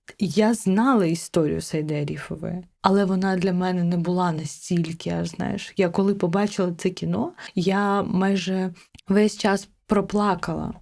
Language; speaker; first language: Ukrainian; non-native, local second language; Crimean Tatar